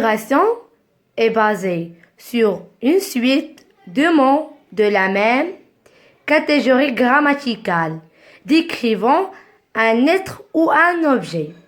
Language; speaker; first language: French; non-native, learner; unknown